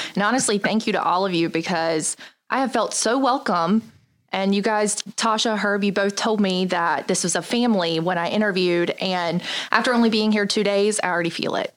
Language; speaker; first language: English; native; English